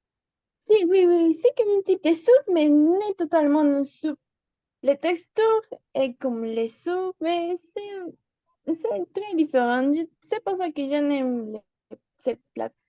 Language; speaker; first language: French; non-native, learner; Spanish